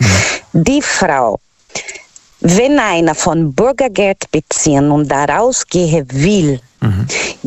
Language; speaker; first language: German; non-native, learner; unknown